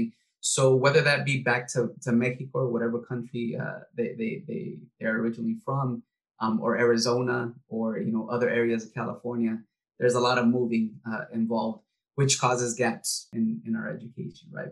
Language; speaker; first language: English; early bilingual, other home language; Spanish